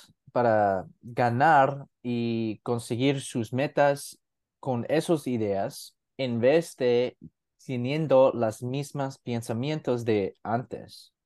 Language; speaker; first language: Spanish; non-native, learner; English